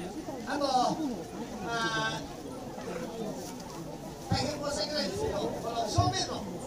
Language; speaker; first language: Japanese; native; Japanese